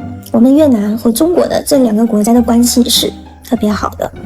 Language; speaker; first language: Chinese; non-native, fluent; Vietnamese